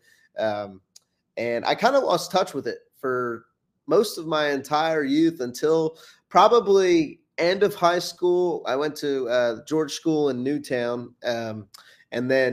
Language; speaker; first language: English; native; English